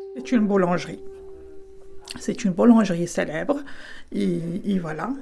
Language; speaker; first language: French; non-native, fluent; Spanish